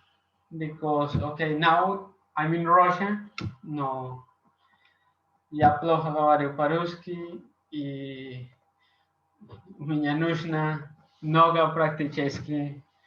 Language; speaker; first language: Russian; non-native, learner; Spanish